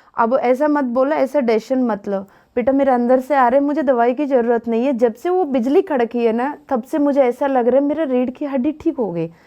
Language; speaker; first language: Hindi; non-native, local second language; Telugu